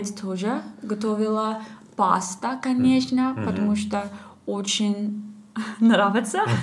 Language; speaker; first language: Russian; non-native, learner; English